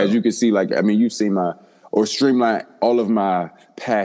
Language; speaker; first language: English; native; English